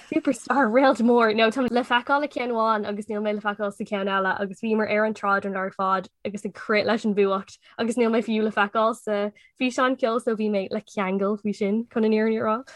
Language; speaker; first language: Irish; non-native, local second language; English